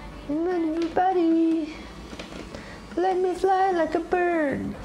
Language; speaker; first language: English; non-native, fluent; Indonesian